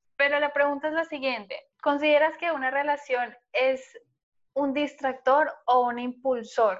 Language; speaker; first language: Spanish; native; Spanish